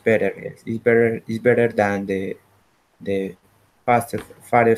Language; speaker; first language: English; non-native, learner; Spanish